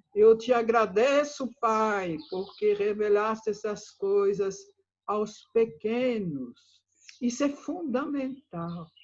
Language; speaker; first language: Portuguese; non-native, fluent; French